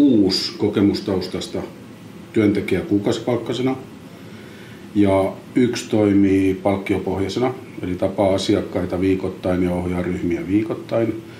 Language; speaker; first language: Finnish; native; Finnish